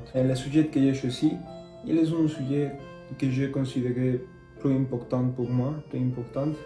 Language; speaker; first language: French; non-native, learner; Spanish